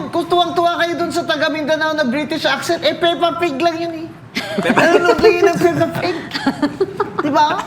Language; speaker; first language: Filipino; non-native, local second language; Cebuano